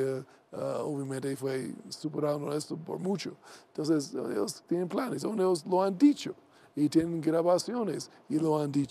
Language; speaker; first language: Spanish; non-native, learner; English